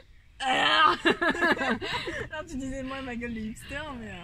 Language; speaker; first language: French; native; French